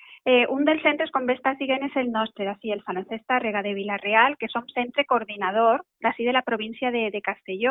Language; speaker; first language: Catalan; native; Catalan